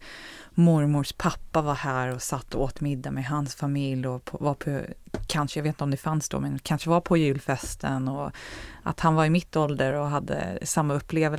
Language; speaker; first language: Swedish; early bilingual, heritage; Swedish